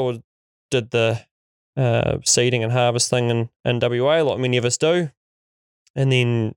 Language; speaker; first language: English; native; English